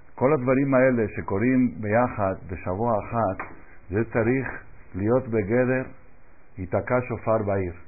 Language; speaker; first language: Hebrew; non-native, fluent; Spanish